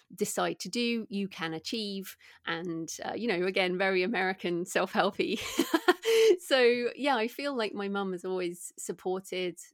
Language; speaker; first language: English; native; English